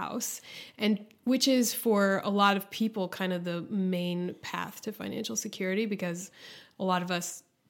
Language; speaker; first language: English; native; English